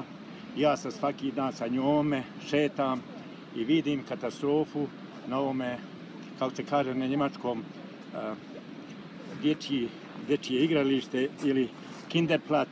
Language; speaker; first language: Croatian; native; Croatian